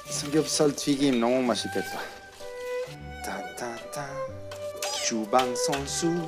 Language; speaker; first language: Korean; non-native, learner; Italian